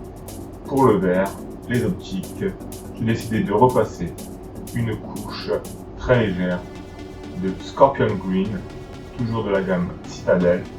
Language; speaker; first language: French; native; French